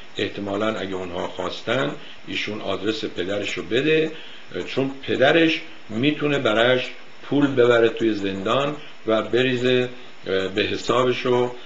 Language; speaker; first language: Persian; native; Persian